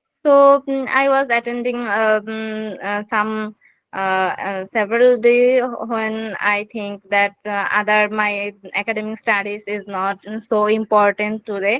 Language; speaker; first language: English; non-native, learner; Bangla